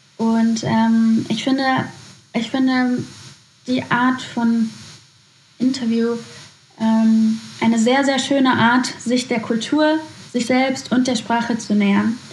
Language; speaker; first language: German; native; German